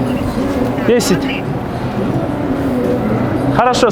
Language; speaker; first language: Russian; non-native, local second language; Kyrgyz